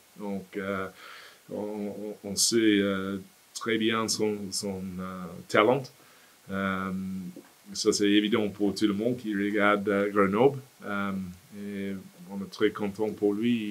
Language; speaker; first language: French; non-native, fluent; English